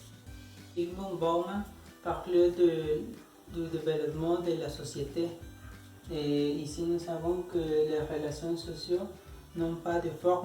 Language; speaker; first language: French; non-native, learner; Spanish